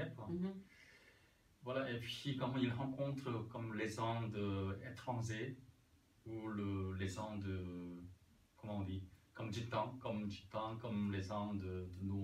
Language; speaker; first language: French; non-native, learner; Korean